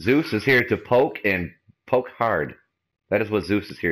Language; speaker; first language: English; native; English